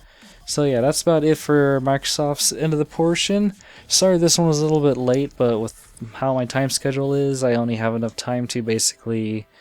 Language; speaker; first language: English; native; English